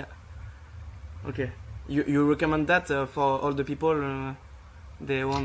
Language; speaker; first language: English; non-native, learner; French